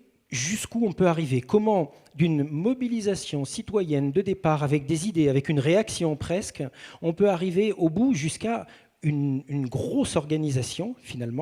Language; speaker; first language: French; native; French